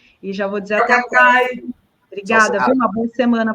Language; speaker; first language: Portuguese; native; Portuguese